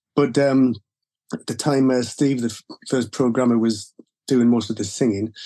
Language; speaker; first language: English; native; English